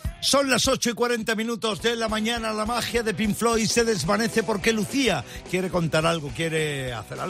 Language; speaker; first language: Spanish; native; Spanish